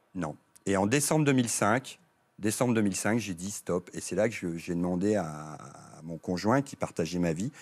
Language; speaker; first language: French; native; French